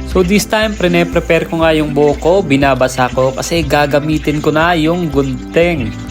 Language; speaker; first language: Filipino; non-native, local second language; Hiligaynon